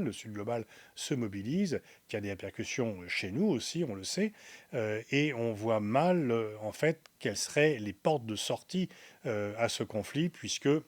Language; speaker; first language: French; native; French